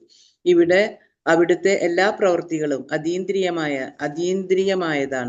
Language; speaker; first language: Malayalam; native; Malayalam